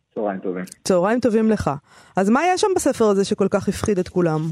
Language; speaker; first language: Hebrew; non-native, local second language; Arabic